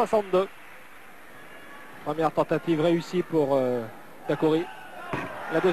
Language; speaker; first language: French; native; French